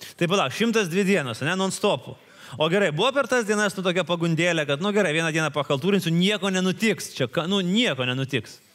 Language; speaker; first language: Lithuanian; native; Lithuanian